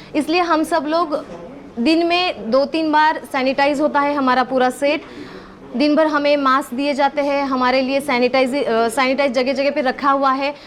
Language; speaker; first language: Hindi; non-native, local second language; Marathi